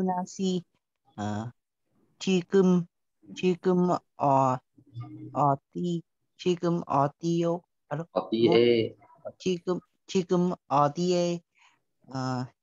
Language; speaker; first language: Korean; non-native, learner; Vietnamese